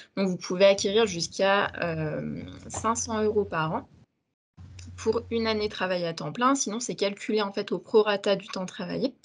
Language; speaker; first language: French; native; French